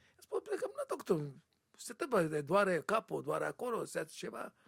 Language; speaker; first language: Romanian; non-native, learner; Hebrew